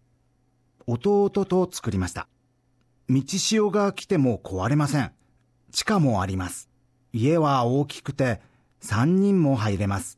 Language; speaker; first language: Japanese; native; Japanese